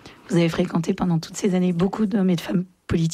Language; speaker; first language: French; native; French